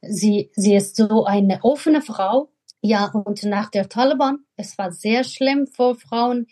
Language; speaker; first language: German; non-native, fluent; Persian